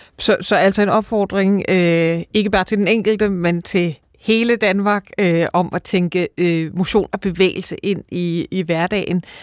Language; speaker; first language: Danish; native; Danish